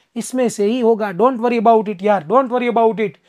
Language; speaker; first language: Hindi; non-native, local second language; Gujarati